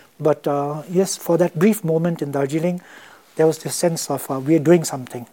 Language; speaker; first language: English; non-native, local second language; Tibetan